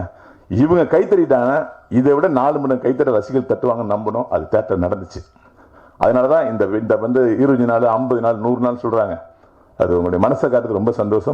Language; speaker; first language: Tamil; native; Tamil